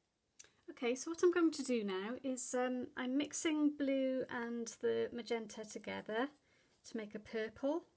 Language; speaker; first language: English; native; English